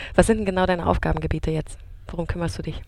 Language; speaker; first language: German; native; German